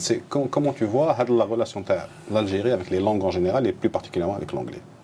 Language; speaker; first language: French; non-native, local second language; Arabic